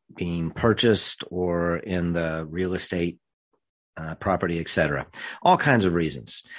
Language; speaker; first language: English; native; English